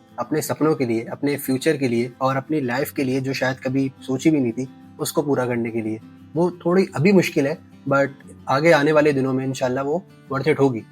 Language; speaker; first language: Urdu; native; Urdu